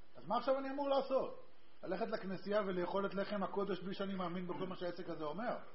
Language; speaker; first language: Hebrew; native; Hebrew